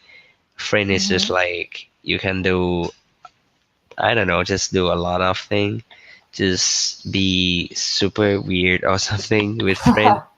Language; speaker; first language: English; non-native, learner; Thai